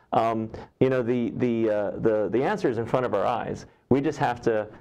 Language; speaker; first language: English; native; English